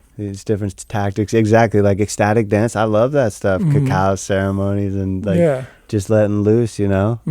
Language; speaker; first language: English; native; English